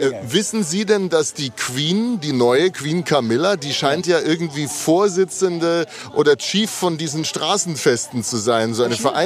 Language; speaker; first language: German; native; German